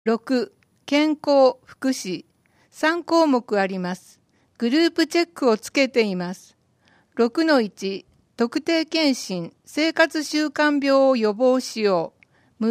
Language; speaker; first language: Japanese; native; Japanese